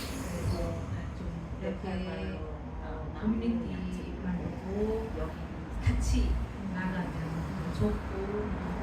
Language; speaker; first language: Korean; non-native, fluent; Nepali